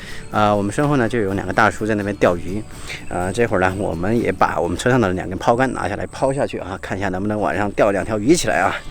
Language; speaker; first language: Chinese; native; Chinese